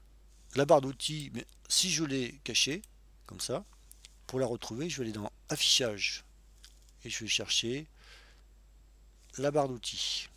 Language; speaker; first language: French; native; French